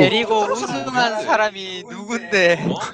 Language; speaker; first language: Korean; native; Korean